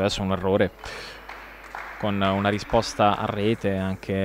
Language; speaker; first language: Italian; native; Italian